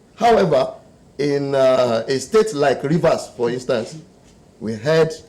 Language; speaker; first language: English; non-native, local second language; Yoruba